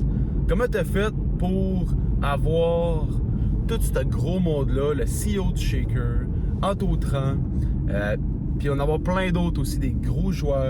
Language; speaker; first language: French; native; French